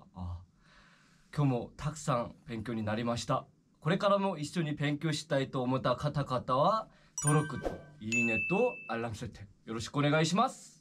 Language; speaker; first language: Japanese; non-native, fluent; Korean